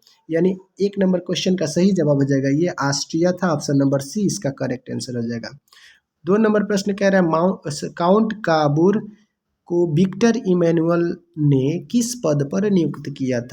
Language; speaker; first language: Hindi; non-native, local second language; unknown